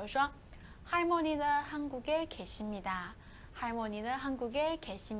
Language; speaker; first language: Korean; non-native, fluent; Chinese